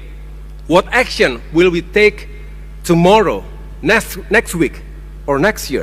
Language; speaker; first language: English; non-native, fluent; Indonesian